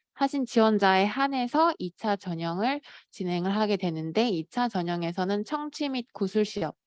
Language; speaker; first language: Korean; native; Korean